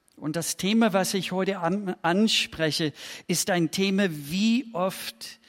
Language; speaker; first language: German; non-native, fluent; English